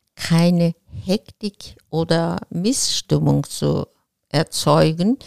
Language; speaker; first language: German; non-native, fluent; Turkish